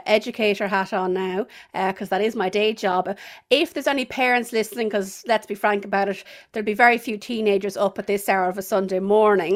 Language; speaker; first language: English; native; English